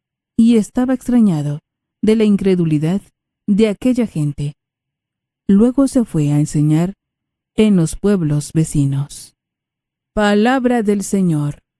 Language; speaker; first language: Spanish; native; Spanish